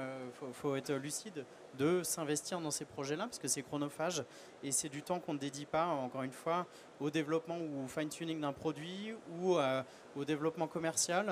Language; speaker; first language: French; native; French